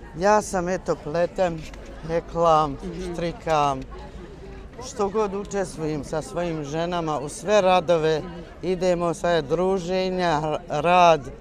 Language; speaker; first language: Bosnian; native; Bosnian